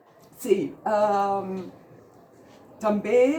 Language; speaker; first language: Catalan; non-native, fluent; German